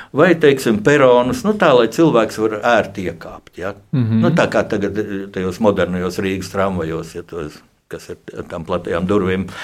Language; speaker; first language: Latvian; native; Latvian